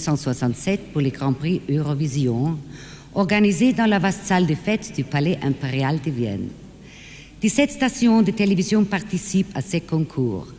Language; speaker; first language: French; non-native, fluent; German